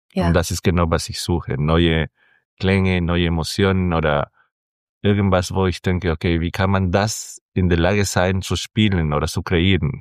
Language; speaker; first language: German; non-native, fluent; Spanish